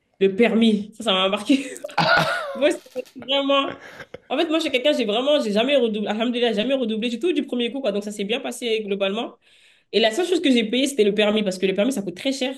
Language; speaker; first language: French; native; French